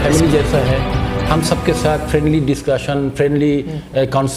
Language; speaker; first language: Hindi; non-native, fluent; Bangla